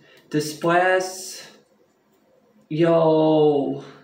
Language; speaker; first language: Spanish; non-native, learner; English